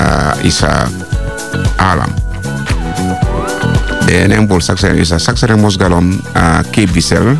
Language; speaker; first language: Hungarian; non-native, fluent; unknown